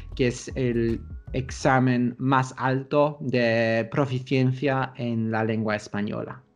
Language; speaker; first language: Spanish; non-native, fluent; English